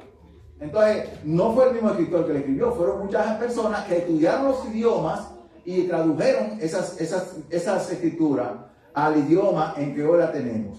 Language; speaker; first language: Spanish; native; Spanish